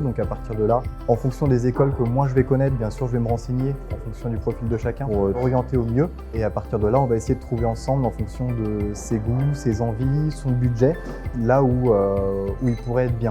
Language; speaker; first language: French; native; French